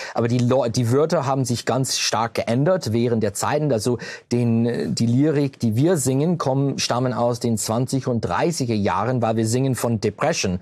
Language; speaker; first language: German; early bilingual, heritage; German